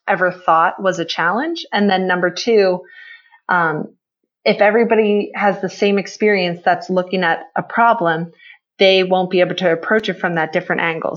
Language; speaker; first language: English; native; English